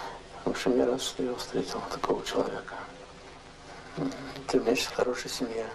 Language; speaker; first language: Russian; native; Russian